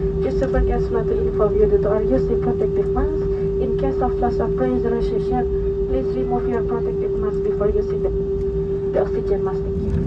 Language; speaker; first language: English; non-native, fluent; Indonesian